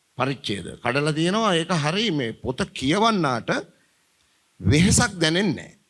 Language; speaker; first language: Sinhala; native; Sinhala